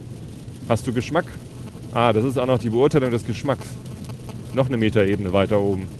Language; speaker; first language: German; native; German